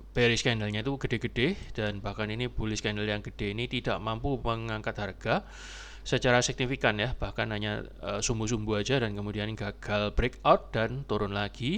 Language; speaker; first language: Indonesian; native; Indonesian